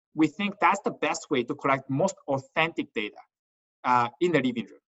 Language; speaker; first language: English; non-native, fluent; Chinese